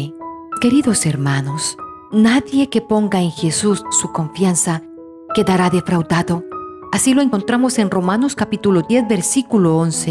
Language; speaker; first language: Spanish; native; Spanish